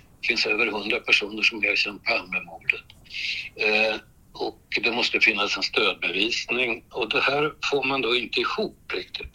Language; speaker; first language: Swedish; native; Swedish